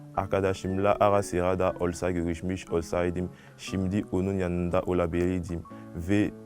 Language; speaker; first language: Turkish; non-native, fluent; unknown